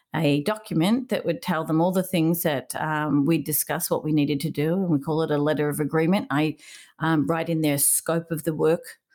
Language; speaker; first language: English; native; English